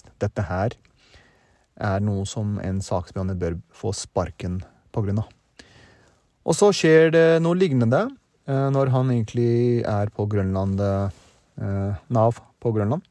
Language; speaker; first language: Norwegian; early bilingual, other home language; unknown